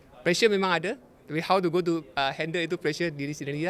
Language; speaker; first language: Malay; non-native, local second language; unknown